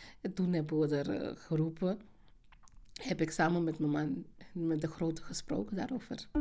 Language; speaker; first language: Dutch; non-native, fluent; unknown